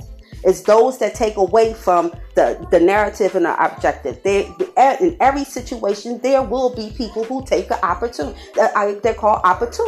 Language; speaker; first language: English; native; English